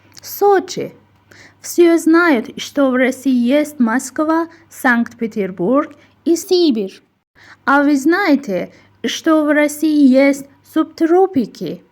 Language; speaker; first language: Russian; non-native, fluent; Persian